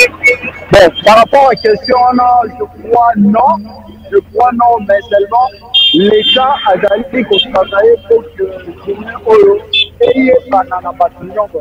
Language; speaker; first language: French; non-native, local second language; Lingala